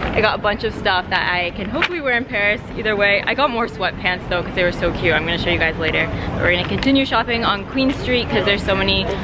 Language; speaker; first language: English; native; English